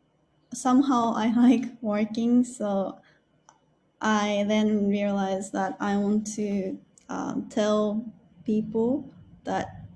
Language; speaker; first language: English; non-native, learner; Japanese